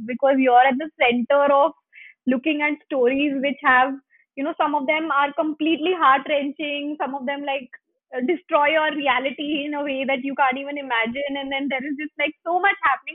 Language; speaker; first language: English; non-native, local second language; Hindi